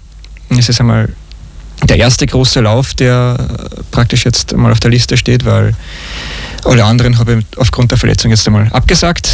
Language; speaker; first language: German; native; German